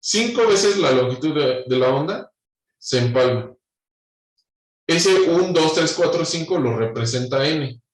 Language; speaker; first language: Spanish; native; Spanish